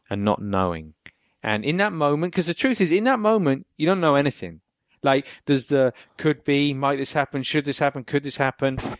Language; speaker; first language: English; native; English